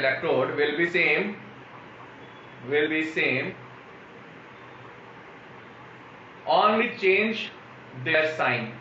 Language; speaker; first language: English; non-native, local second language; Hindi